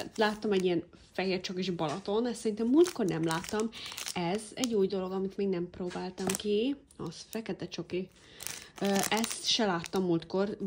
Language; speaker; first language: Hungarian; early bilingual, heritage; Hungarian